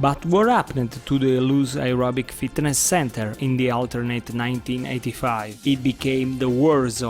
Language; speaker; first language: English; non-native, fluent; Italian